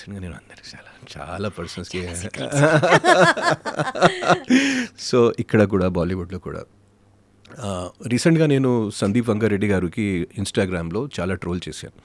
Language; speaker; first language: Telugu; non-native, fluent; Hindi